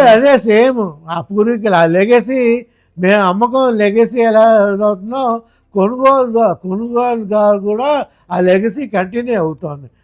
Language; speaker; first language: Telugu; native; Telugu